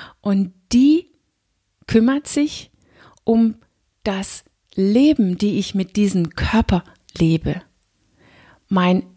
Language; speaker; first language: German; non-native, fluent; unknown